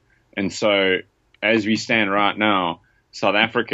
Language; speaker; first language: English; native; English